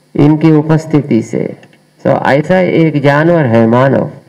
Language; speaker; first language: Hindi; non-native, local second language; Telugu